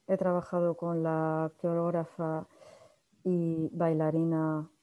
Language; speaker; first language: Spanish; native; Spanish